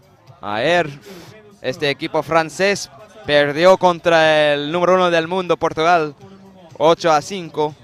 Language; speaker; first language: Spanish; non-native, fluent; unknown